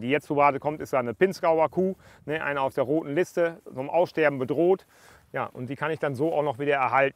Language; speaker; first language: German; native; German